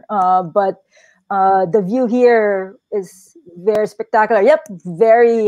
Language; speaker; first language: English; non-native, local second language; Filipino